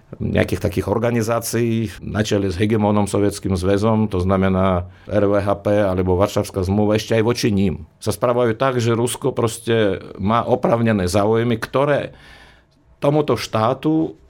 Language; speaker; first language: Slovak; early bilingual, other home language; Russian